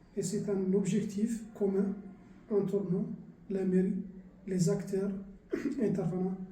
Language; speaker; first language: French; non-native, local second language; Arabic